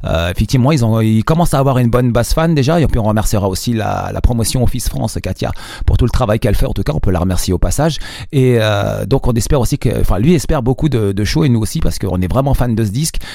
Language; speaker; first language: French; non-native, local second language; Arabic